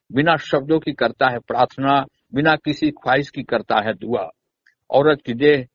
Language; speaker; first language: Hindi; native; Hindi